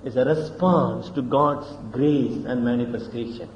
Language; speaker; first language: English; non-native, local second language; Tamil